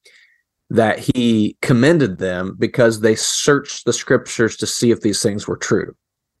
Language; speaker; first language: English; native; English